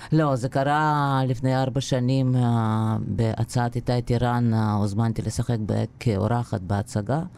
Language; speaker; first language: Hebrew; non-native, fluent; Russian